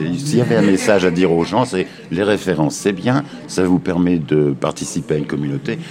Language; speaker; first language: French; native; French